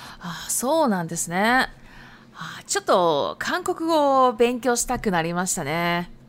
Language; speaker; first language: Japanese; non-native, fluent; Chinese